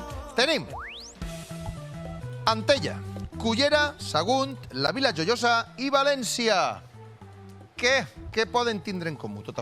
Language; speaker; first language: Catalan; native; Catalan